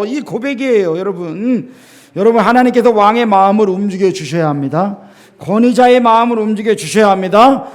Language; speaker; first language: Korean; native; Korean